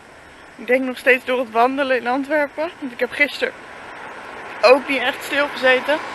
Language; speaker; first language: Dutch; native; Dutch